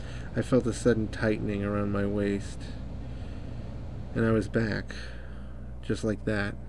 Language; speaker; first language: English; native; English